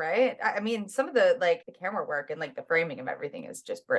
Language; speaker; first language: English; native; English